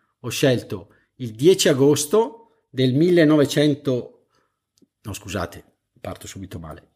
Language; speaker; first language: Italian; native; Italian